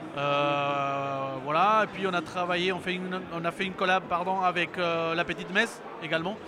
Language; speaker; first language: French; non-native, fluent; Spanish